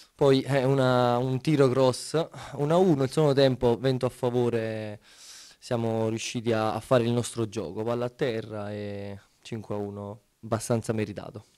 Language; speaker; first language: Italian; native; Italian